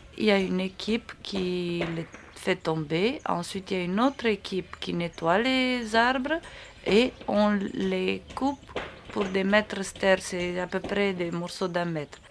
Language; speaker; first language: French; non-native, fluent; Romanian